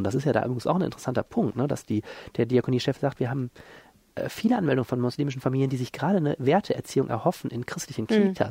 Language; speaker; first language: German; native; German